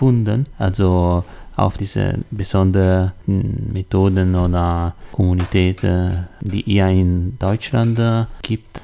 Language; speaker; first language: German; non-native, learner; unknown